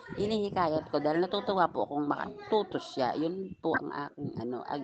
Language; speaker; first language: Filipino; native; Filipino